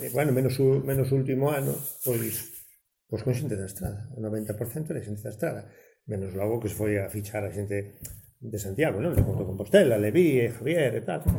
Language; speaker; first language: Galician; native; Galician